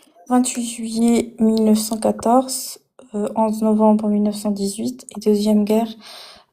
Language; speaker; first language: French; non-native, fluent; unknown